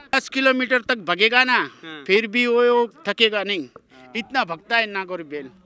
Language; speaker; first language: Hindi; non-native, local second language; Gujarati